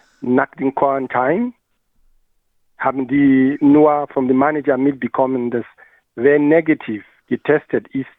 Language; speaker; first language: German; non-native, learner; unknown